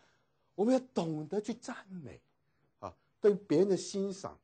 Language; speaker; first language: Chinese; native; Chinese